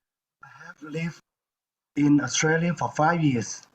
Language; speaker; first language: English; non-native, learner; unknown